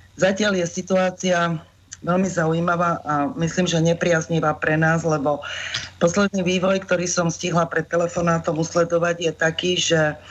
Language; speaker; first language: Slovak; native; Slovak